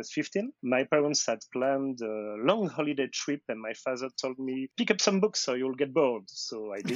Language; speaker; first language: English; non-native, fluent; French